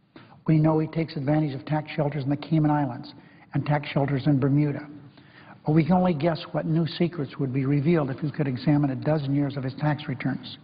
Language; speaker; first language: English; native; English